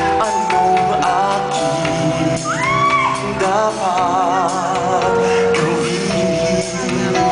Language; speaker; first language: Filipino; non-native, local second language; Cebuano